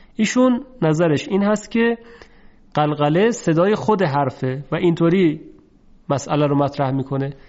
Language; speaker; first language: Persian; native; Persian